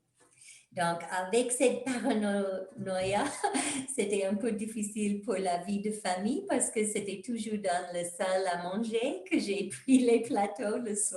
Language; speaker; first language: French; non-native, fluent; English